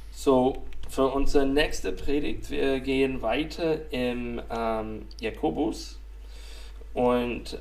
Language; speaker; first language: German; non-native, fluent; English